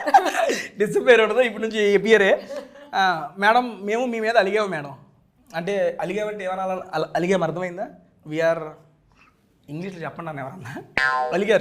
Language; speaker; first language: Telugu; native; Telugu